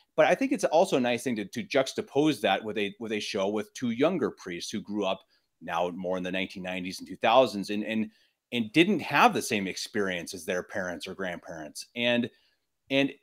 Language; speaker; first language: English; native; English